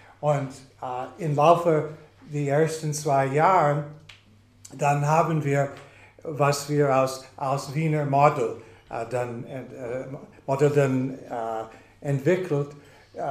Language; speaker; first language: German; non-native, fluent; English